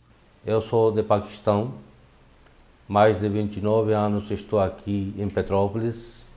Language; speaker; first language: Portuguese; non-native, fluent; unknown